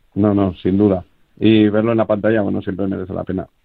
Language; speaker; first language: Spanish; native; Spanish